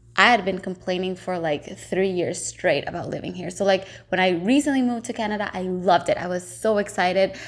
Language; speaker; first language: English; non-native, fluent; Spanish